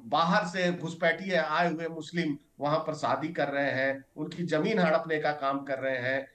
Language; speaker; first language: Hindi; native; Hindi